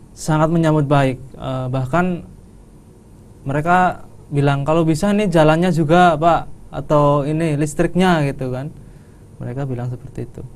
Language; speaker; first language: Indonesian; non-native, local second language; Javanese